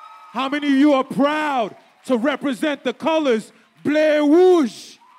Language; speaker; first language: English; native; English